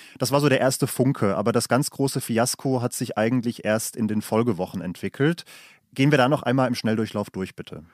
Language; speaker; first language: German; native; German